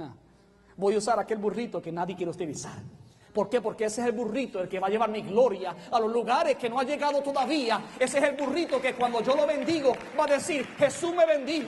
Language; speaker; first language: Spanish; native; Spanish